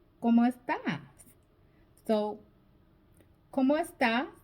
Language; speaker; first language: Spanish; non-native, learner; English